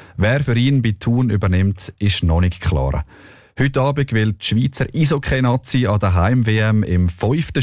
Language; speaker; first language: German; native; German